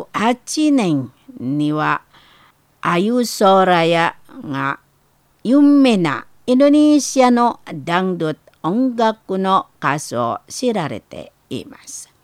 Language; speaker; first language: Japanese; non-native, learner; Indonesian